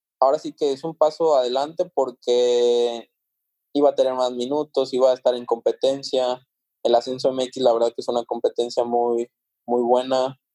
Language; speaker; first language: Spanish; native; Spanish